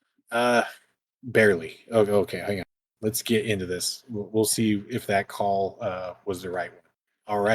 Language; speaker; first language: English; native; English